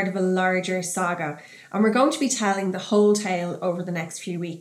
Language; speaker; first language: English; native; English